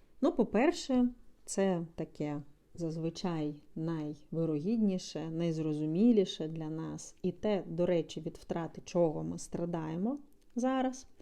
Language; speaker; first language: Ukrainian; non-native, local second language; Russian